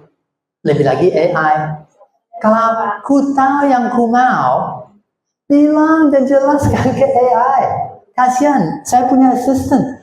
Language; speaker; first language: Indonesian; non-native, fluent; English